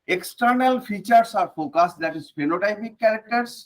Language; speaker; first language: English; non-native, local second language; Bangla